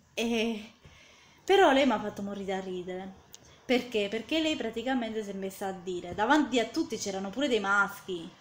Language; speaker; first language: Italian; native; Italian